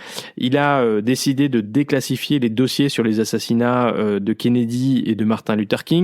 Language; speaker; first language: French; native; French